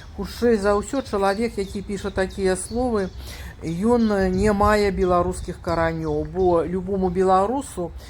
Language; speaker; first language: Belarusian; native; Belarusian